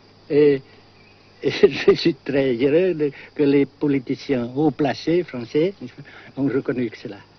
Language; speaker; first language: French; non-native, fluent; Vietnamese